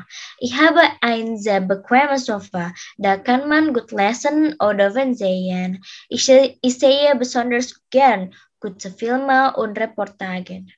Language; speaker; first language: German; non-native, learner; Indonesian